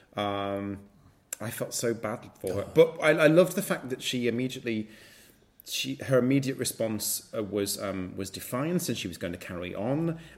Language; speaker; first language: English; native; English